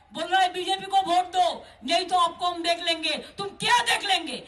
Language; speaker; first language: Hindi; non-native, local second language; Bangla